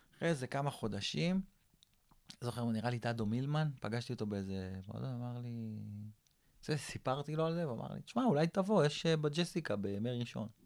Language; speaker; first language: Hebrew; early bilingual, other home language; English